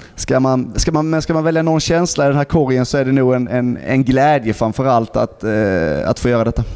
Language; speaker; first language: Swedish; native; Swedish